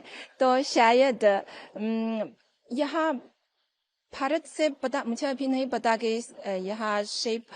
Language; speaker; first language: Hindi; non-native, fluent; Chinese